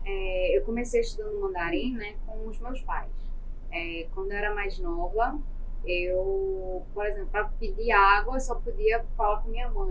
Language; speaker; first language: Portuguese; early bilingual, other home language; Chinese